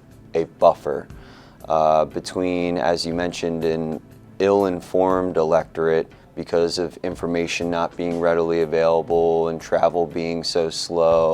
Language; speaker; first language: English; native; English